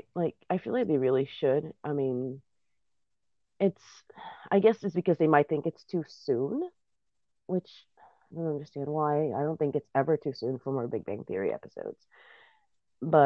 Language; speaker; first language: English; non-native, fluent; Spanish